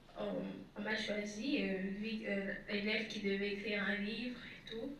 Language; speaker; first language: French; non-native, local second language; Lingala